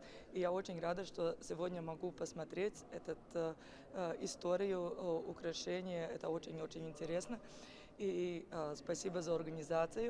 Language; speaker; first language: Russian; non-native, learner; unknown